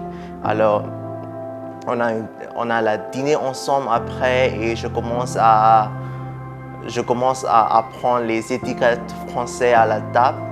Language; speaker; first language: French; non-native, fluent; Burmese